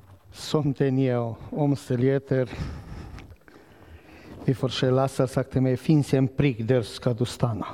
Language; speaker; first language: Swedish; non-native, learner; Romanian